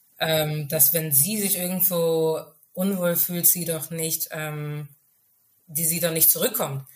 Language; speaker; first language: German; early bilingual, other home language; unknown